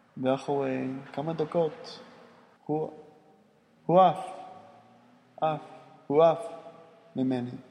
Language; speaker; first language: Hebrew; non-native, learner; English